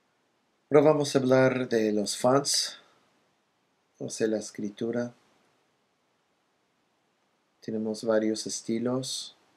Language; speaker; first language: Spanish; non-native, fluent; English